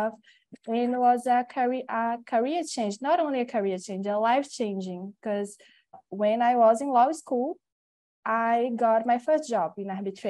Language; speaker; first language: English; non-native, learner; Portuguese